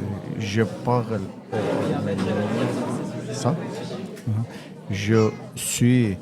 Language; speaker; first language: French; non-native, learner; Armenian